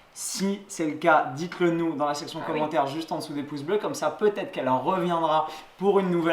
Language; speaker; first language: French; native; French